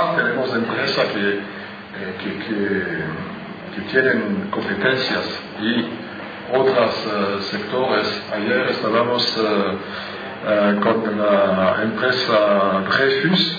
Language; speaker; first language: Spanish; non-native, fluent; French